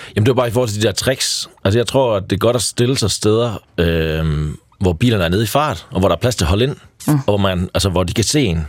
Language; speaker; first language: Danish; native; Danish